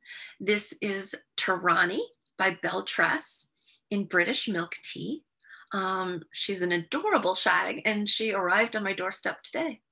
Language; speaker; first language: English; native; English